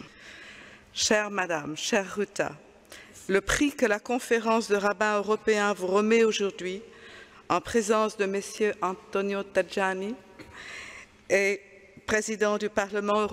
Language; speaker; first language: French; native; French